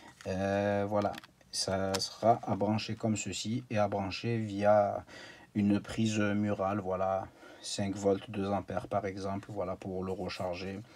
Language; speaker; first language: French; native; French